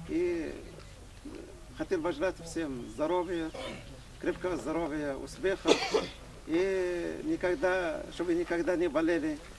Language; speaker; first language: Russian; non-native, fluent; Arabic